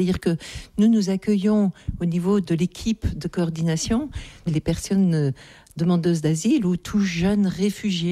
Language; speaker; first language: French; native; French